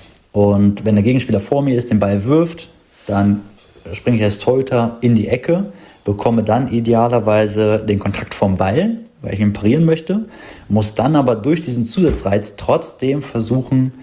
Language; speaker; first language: German; native; German